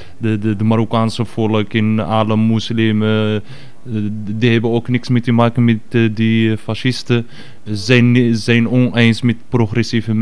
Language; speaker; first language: Dutch; non-native, fluent; Arabic